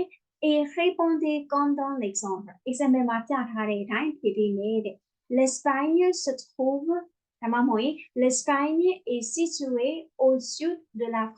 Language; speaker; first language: French; non-native, fluent; Burmese